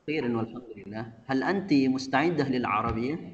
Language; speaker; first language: Arabic; non-native, fluent; Indonesian